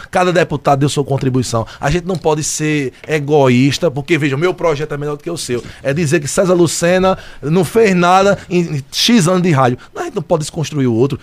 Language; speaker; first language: Portuguese; native; Portuguese